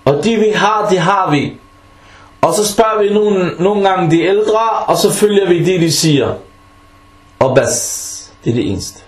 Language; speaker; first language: Danish; non-native, fluent; Arabic